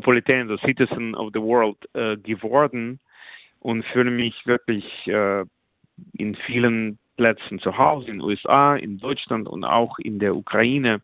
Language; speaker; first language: German; non-native, fluent; Russian